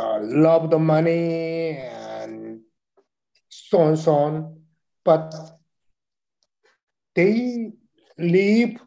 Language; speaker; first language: English; non-native, learner; Chinese